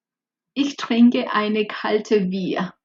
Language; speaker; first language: German; non-native, fluent; Spanish